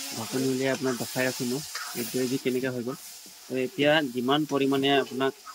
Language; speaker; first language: Assamese; non-native, local second language; Sadri